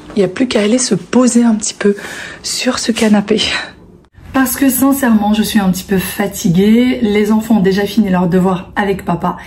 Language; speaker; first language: French; early bilingual, other home language; Arabic